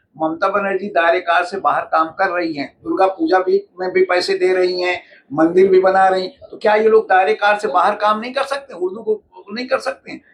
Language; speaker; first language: Urdu; native; Urdu